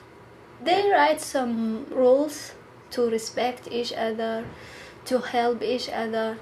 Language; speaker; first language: English; non-native, learner; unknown